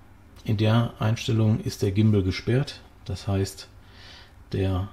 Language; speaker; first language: German; native; German